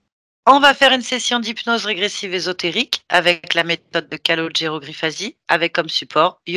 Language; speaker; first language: French; native; French